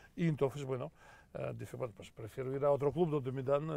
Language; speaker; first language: Spanish; non-native, fluent; Russian